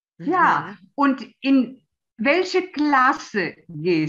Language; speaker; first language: German; non-native, fluent; Italian